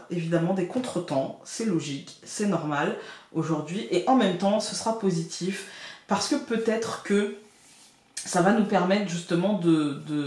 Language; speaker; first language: French; native; French